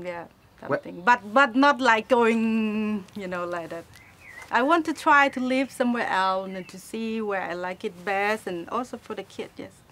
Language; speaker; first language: English; non-native, fluent; Thai